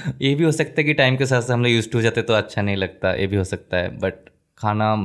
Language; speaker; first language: Hindi; non-native, local second language; Bangla